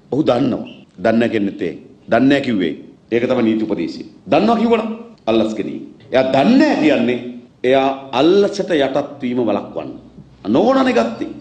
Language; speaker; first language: Sinhala; native; Sinhala